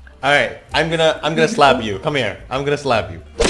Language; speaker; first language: English; non-native, fluent; Indonesian